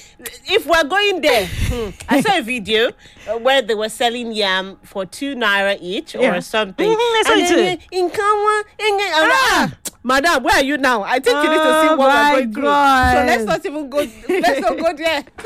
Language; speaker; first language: English; non-native, local second language; Yoruba